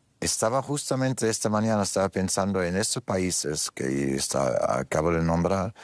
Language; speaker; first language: Spanish; non-native, fluent; German